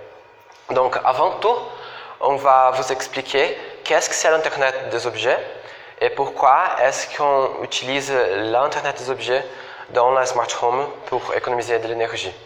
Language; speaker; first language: French; non-native, fluent; Portuguese